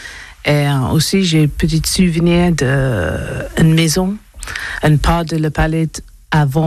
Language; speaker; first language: French; non-native, learner; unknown